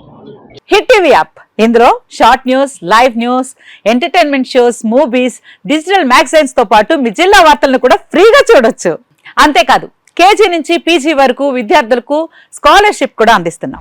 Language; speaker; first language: Telugu; native; Telugu